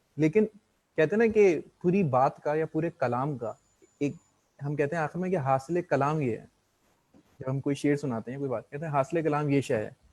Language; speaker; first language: Urdu; native; Urdu